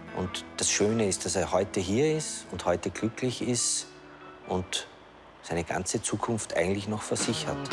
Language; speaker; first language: German; native; German